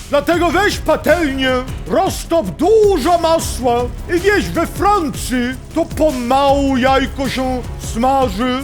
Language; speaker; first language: Polish; non-native, learner; Swedish